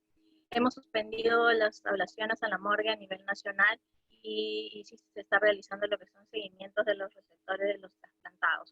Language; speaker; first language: Spanish; native; Spanish